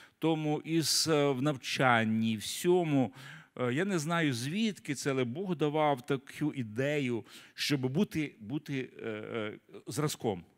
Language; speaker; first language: Ukrainian; native; Ukrainian